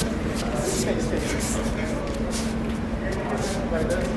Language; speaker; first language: English; non-native, learner; Spanish